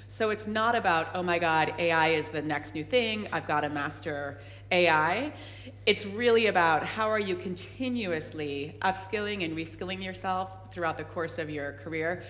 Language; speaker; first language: English; native; English